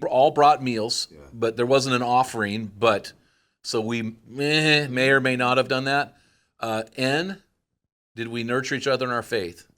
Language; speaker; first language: English; native; English